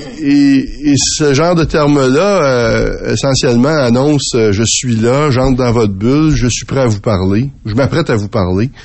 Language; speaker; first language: French; native; French